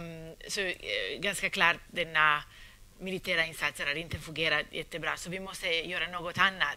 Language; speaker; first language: Swedish; non-native, fluent; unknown